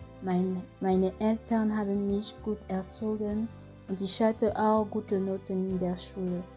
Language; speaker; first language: German; non-native, fluent; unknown